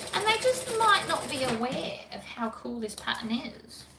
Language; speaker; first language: English; native; English